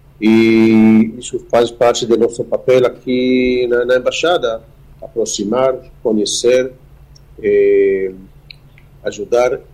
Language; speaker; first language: Portuguese; non-native, fluent; Hebrew